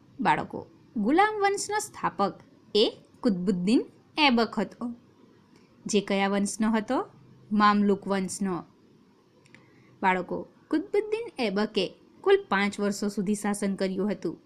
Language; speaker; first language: Gujarati; native; Gujarati